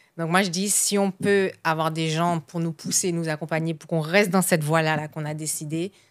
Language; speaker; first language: French; native; French